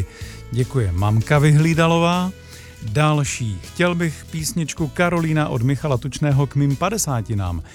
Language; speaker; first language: Czech; native; Czech